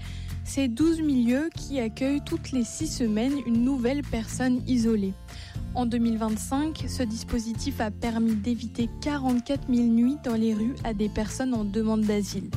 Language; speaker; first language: French; native; French